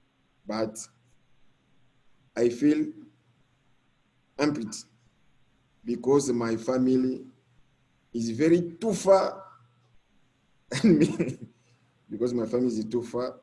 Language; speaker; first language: English; non-native, learner; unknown